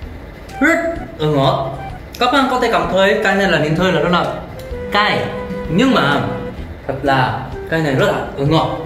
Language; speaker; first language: Vietnamese; non-native, learner; Korean